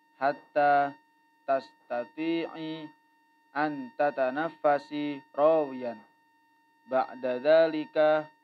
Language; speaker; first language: Arabic; non-native, learner; Indonesian